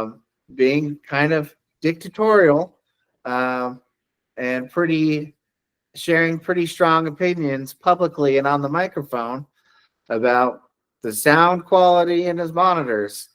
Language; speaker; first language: English; native; English